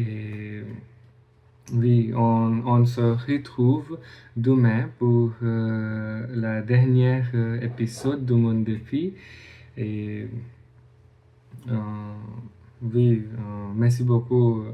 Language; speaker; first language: French; non-native, learner; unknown